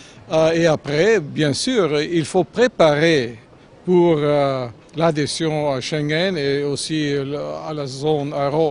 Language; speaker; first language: French; non-native, fluent; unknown